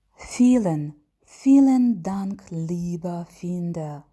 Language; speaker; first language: German; non-native, learner; Ukrainian